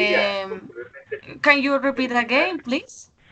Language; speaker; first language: English; non-native, learner; Spanish